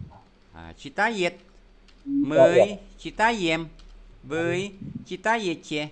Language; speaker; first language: Russian; non-native, fluent; Vietnamese